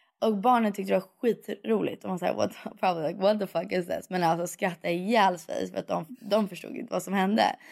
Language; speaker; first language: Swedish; early bilingual, heritage; Swedish